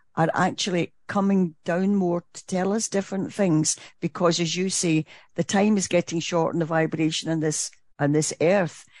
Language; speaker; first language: English; native; English